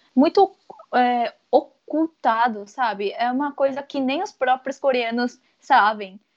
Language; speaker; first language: Portuguese; early bilingual, other home language; Korean